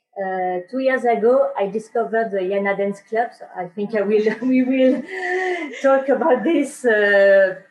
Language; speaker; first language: English; non-native, learner; French